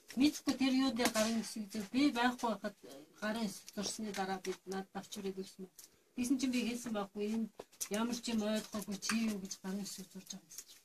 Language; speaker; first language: Mongolian; non-native, local second language; Kazakh